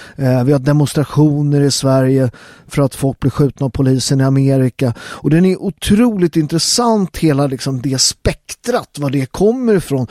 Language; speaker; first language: Swedish; native; Swedish